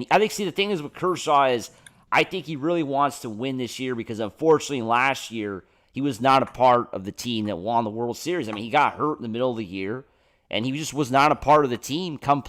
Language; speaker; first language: English; native; English